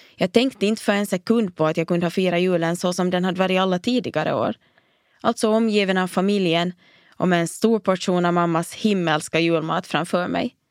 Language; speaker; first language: Swedish; native; Swedish